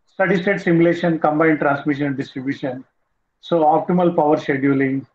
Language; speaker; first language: English; non-native, local second language; Telugu